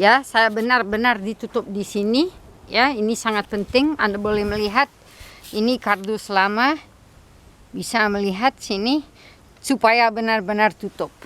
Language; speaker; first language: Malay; non-native, fluent; Dutch